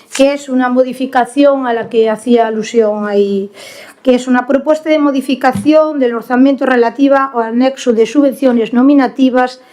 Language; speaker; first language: Spanish; non-native, local second language; Galician